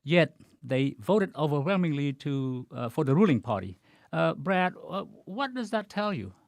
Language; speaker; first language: English; non-native, fluent; Khmer